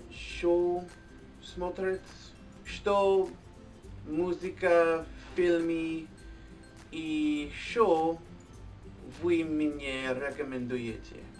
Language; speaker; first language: Russian; non-native, learner; English